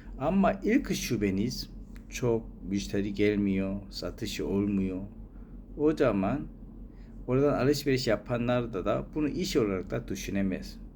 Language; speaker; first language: Turkish; non-native, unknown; Korean